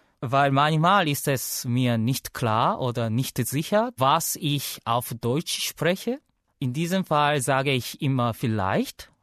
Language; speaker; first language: German; non-native, learner; Korean